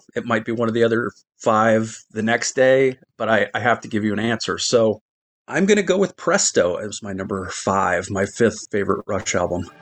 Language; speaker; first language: English; native; English